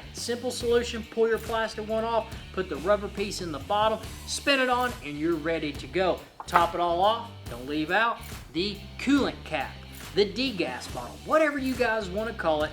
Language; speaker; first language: English; native; English